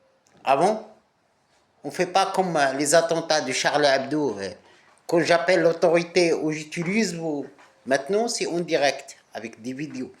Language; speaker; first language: French; non-native, local second language; Arabic